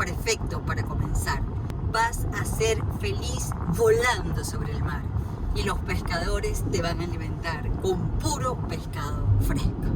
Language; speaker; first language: Spanish; native; Spanish